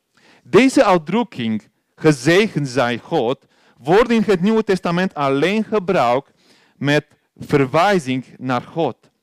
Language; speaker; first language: Dutch; non-native, learner; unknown